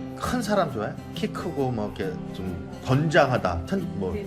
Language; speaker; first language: Korean; non-native, fluent; Vietnamese